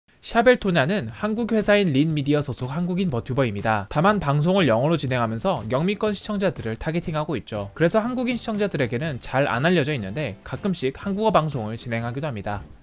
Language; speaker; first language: Korean; native; Korean